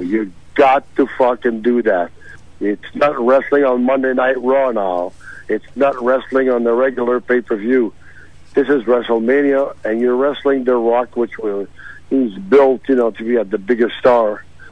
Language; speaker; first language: English; non-native, fluent; French